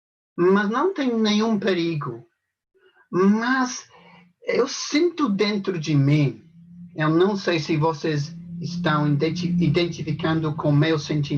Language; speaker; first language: Portuguese; non-native, fluent; English